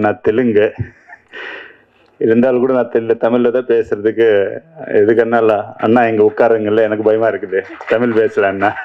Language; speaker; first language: Tamil; non-native, learner; Telugu